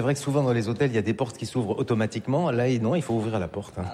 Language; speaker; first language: French; native; French